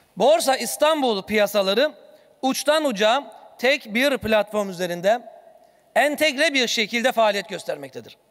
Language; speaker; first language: Turkish; native; Turkish